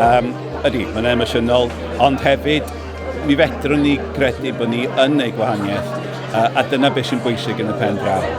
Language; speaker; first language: Welsh; native; Welsh